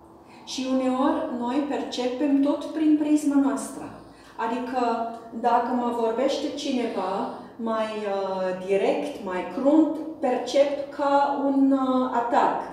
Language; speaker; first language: Romanian; non-native, fluent; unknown